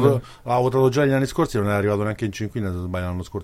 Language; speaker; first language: Italian; native; Italian